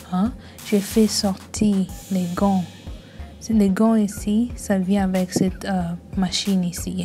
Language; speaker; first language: French; early bilingual, heritage; French